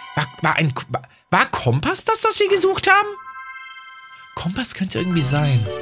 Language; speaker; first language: German; native; German